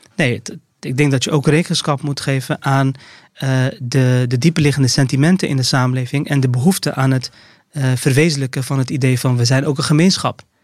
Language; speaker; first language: Dutch; early bilingual, other home language; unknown